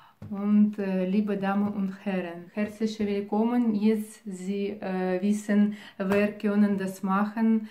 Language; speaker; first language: German; non-native, learner; Russian